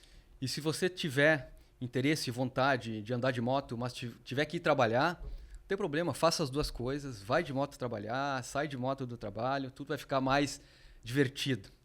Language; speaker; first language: Portuguese; native; Portuguese